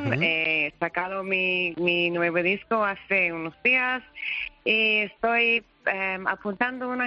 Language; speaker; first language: Spanish; non-native, learner; English